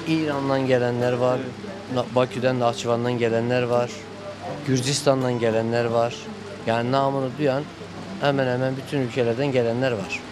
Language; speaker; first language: Turkish; native; Turkish